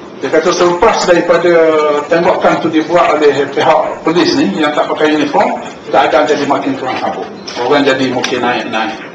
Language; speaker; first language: Malay; native; Malay